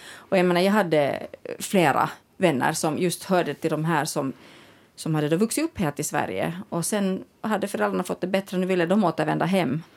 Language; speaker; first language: Swedish; native; Swedish